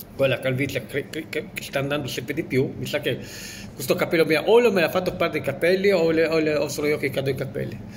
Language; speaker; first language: Italian; native; Italian